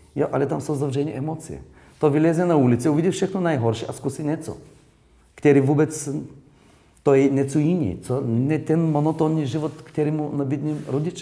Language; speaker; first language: Czech; non-native, learner; Bulgarian